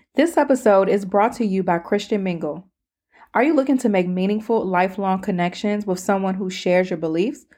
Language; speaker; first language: English; native; English